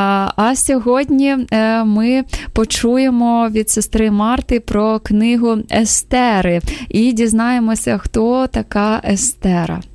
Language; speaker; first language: Ukrainian; native; Ukrainian